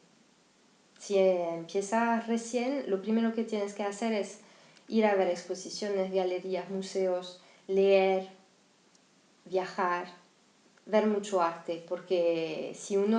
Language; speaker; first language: Spanish; non-native, fluent; French